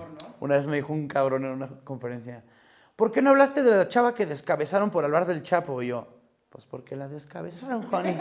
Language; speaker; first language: Spanish; native; Spanish